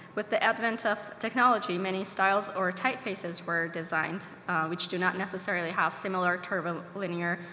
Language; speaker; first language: English; non-native, fluent; Persian